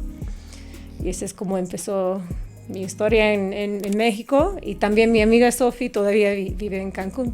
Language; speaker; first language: Spanish; non-native, fluent; English